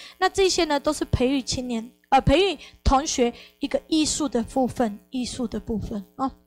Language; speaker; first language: Chinese; non-native, fluent; Spanish